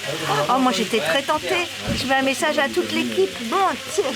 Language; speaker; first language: French; native; French